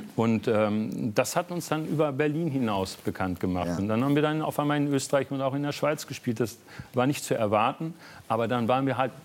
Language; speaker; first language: German; native; German